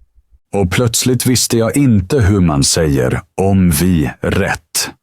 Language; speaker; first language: Swedish; non-native, fluent; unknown